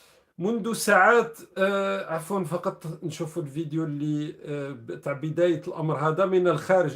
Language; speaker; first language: Arabic; native; Arabic